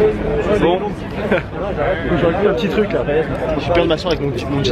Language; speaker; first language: French; native; French